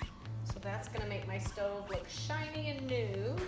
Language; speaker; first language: English; native; English